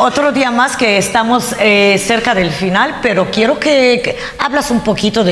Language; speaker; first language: Spanish; native; Spanish